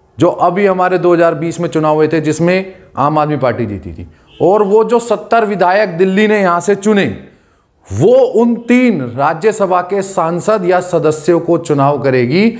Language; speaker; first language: Hindi; native; Hindi